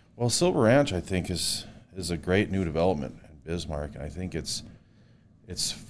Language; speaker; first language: English; native; English